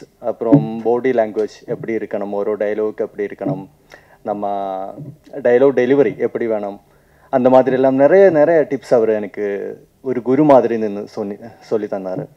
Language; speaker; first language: Tamil; non-native, learner; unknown